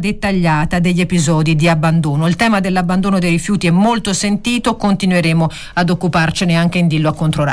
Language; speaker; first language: Italian; native; Italian